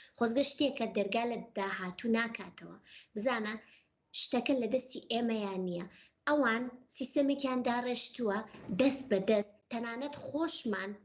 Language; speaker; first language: Central Kurdish; non-native, local second language; Gurani